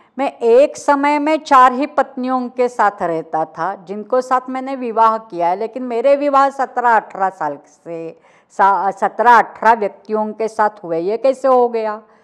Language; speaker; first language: Hindi; non-native, local second language; Marathi